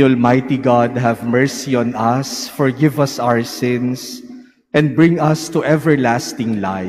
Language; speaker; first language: English; non-native, local second language; Filipino